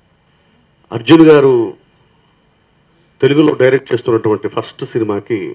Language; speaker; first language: Telugu; native; Telugu